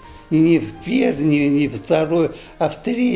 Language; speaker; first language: Russian; non-native, local second language; Ingush